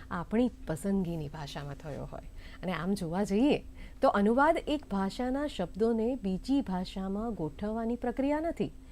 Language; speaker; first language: Gujarati; native; Gujarati